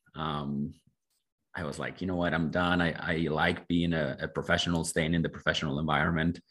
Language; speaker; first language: English; non-native, fluent; Spanish